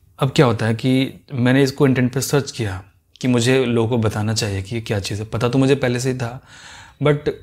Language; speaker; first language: Hindi; native; Hindi